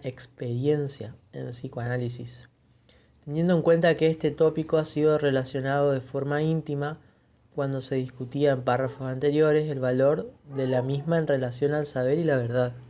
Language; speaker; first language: Spanish; native; Spanish